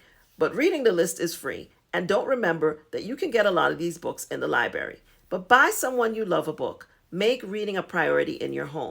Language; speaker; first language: English; native; English